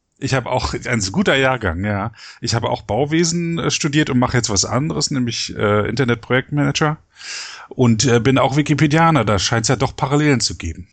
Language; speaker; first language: German; native; German